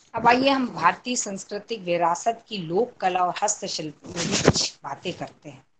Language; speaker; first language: Hindi; native; Hindi